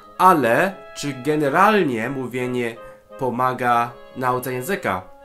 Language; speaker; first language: Polish; non-native, fluent; Cantonese